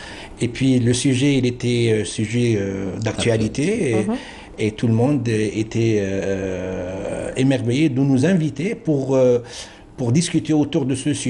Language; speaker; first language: French; non-native, local second language; Arabic